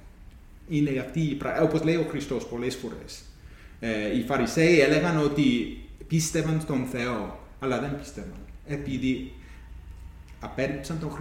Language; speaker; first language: Greek; non-native, fluent; English